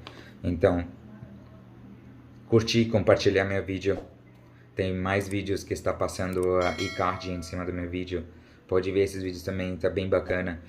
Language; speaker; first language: Portuguese; non-native, learner; Urdu